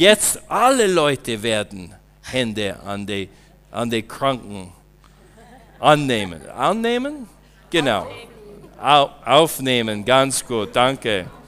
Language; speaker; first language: German; non-native, learner; English